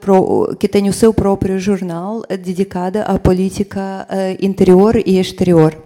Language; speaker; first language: Portuguese; non-native, fluent; Russian